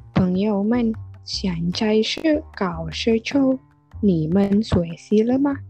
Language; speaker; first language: Chinese; non-native, learner; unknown